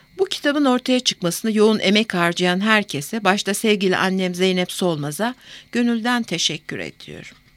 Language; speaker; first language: Turkish; native; Turkish